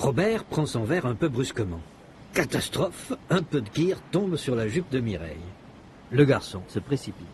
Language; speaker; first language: French; native; French